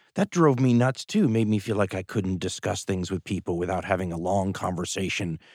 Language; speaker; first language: English; native; English